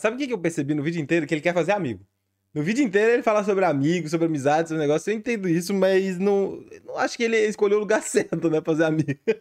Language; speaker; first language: Portuguese; native; Portuguese